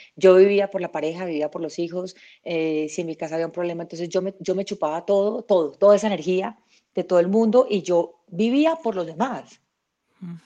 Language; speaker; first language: Spanish; native; Spanish